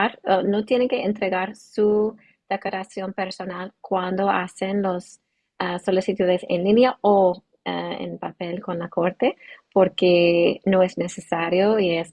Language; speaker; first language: Spanish; non-native, learner; English